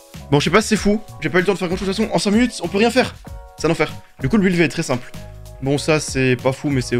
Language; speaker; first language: French; native; French